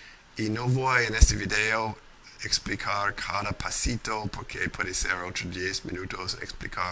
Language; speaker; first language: Spanish; non-native, fluent; English